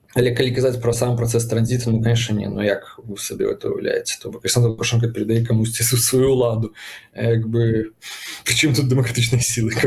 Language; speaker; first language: Belarusian; non-native, local second language; Russian